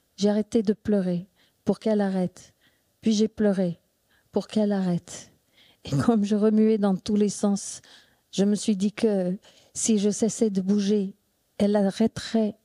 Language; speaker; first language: French; non-native, fluent; English